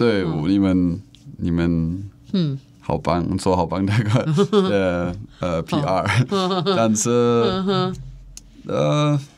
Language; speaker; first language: Chinese; non-native, learner; Czech